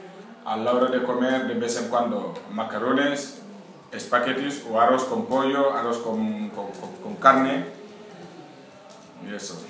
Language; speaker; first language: Spanish; non-native, learner; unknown